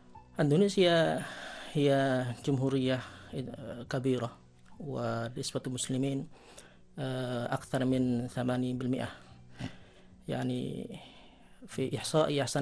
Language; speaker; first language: Arabic; non-native, fluent; Indonesian